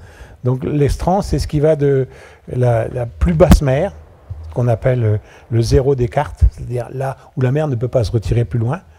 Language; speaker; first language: French; native; French